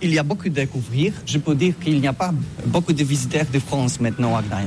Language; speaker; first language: French; non-native, learner; Polish